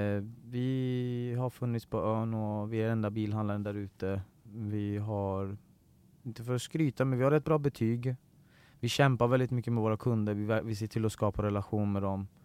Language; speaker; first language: Swedish; early bilingual, other home language; Persian